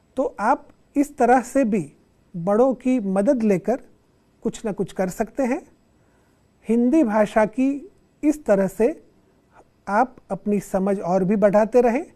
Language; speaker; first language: Hindi; non-native, local second language; Gujarati